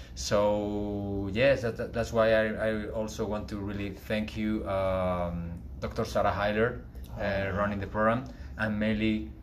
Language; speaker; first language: English; non-native, fluent; Spanish